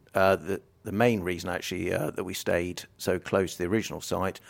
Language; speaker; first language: English; native; English